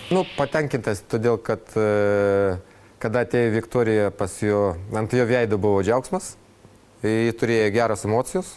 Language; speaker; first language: Lithuanian; non-native, learner; Russian